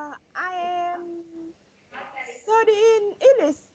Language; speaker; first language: English; non-native, learner; Vietnamese